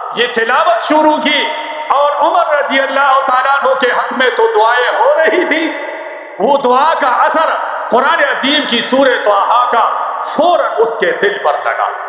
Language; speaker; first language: Urdu; non-native, local second language; Pashto